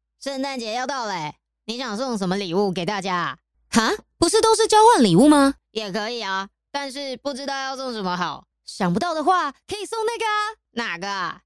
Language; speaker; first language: Chinese; native; Chinese